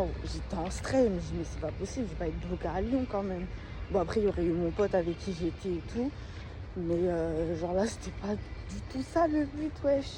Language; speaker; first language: French; native; French